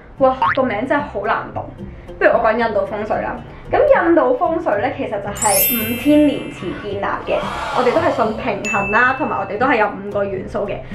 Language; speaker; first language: Cantonese; early bilingual, other home language; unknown